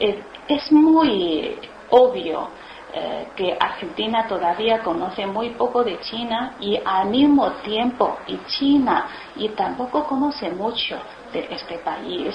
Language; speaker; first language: Spanish; non-native, learner; Chinese